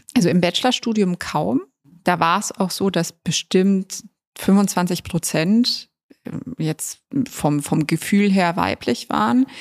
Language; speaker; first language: German; native; German